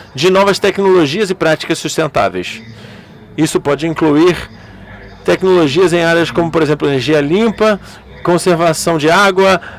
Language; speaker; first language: Portuguese; non-native, learner; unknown